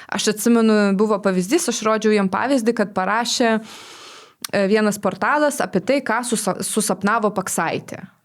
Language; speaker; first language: Lithuanian; non-native, local second language; Polish